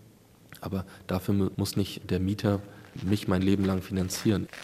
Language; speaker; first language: German; native; German